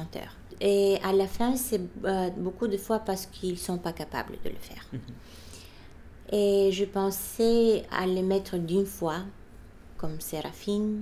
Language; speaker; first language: French; non-native, fluent; Bulgarian